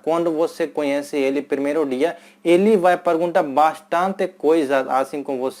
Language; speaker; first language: Portuguese; non-native, fluent; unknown